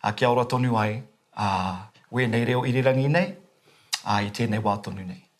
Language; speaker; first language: Māori; non-native, local second language; English